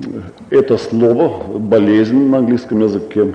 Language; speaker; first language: Russian; non-native, local second language; Estonian